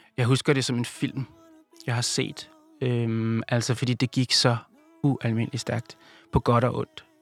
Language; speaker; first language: Danish; native; Danish